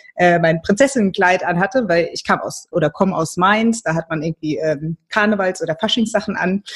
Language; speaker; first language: German; native; German